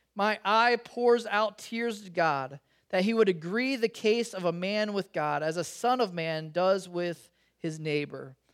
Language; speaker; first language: English; native; English